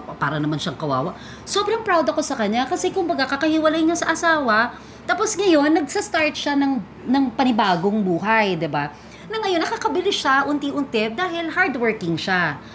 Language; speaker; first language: Filipino; native; Filipino